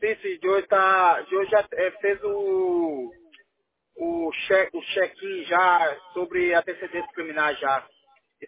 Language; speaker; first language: Spanish; non-native, learner; Portuguese